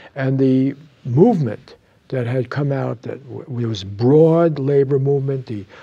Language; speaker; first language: English; native; English